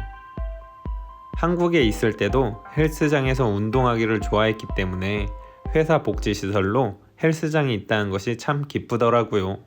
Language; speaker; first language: Korean; native; Korean